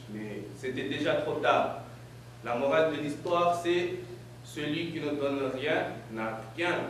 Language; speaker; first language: French; non-native, local second language; Comorian